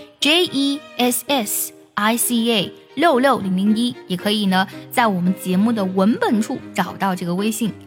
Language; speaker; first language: Chinese; native; Chinese